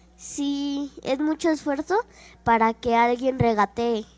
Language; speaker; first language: Spanish; native; Spanish